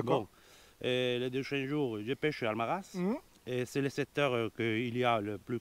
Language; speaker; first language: French; non-native, learner; Spanish